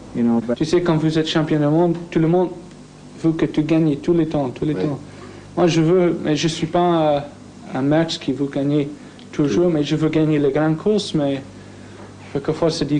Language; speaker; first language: French; non-native, learner; English